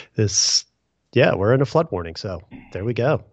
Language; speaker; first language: English; early bilingual, other home language; Hindi